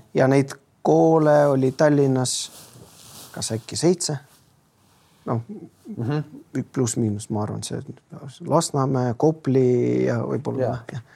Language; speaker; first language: Estonian; non-native, local second language; Russian